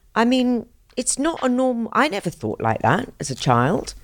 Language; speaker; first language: English; native; English